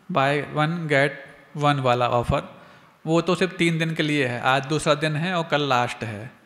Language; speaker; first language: Hindi; native; Hindi